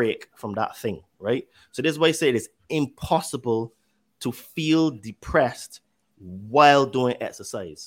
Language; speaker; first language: English; native; English